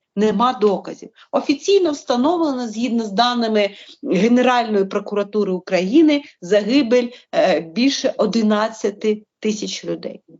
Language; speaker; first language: Ukrainian; native; Ukrainian